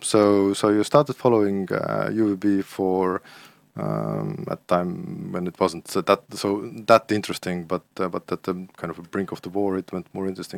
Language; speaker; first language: English; non-native, fluent; Estonian